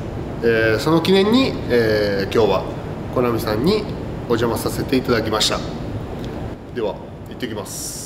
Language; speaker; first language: Japanese; native; Japanese